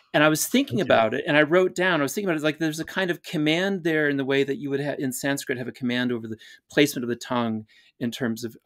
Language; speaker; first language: English; native; English